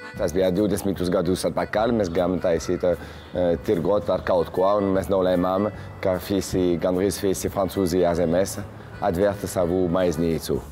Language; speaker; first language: Latvian; non-native, learner; French